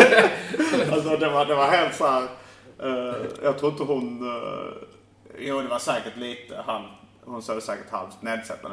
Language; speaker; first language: Swedish; native; Swedish